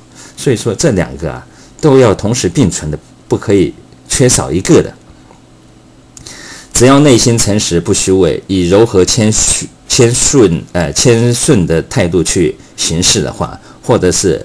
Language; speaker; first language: Chinese; native; Chinese